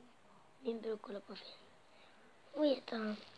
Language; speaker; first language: Swedish; non-native, local second language; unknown